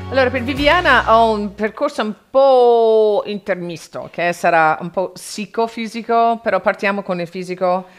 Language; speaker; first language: Italian; non-native, fluent; English